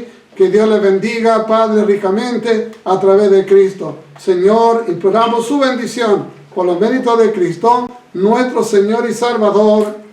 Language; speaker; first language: Spanish; native; Spanish